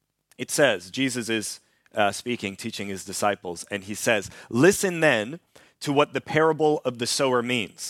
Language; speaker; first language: English; native; English